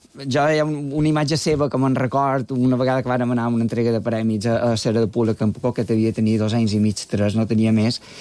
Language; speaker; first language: Catalan; native; Catalan